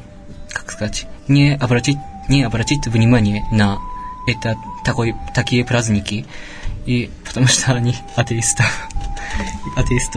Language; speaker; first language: Russian; non-native, learner; Japanese